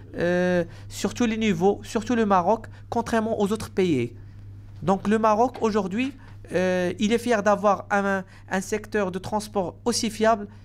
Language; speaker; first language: French; non-native, local second language; Arabic